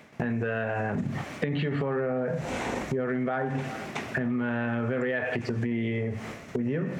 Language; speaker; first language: English; non-native, learner; Italian